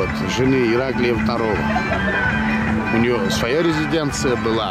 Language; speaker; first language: Russian; non-native, local second language; Georgian